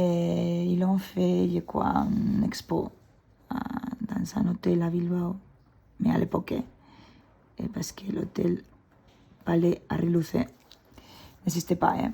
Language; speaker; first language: French; non-native, fluent; Spanish